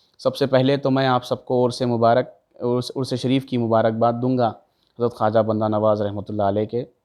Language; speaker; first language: Urdu; native; Urdu